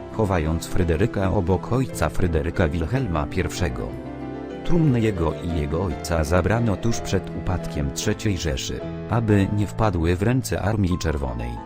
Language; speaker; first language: Polish; native; Polish